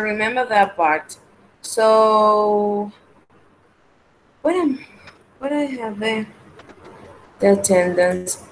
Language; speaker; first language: English; non-native, fluent; Spanish